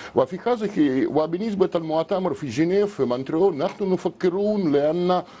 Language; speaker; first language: Arabic; non-native, learner; Russian